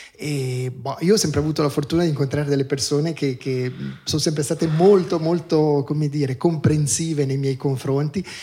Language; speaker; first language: Italian; native; Italian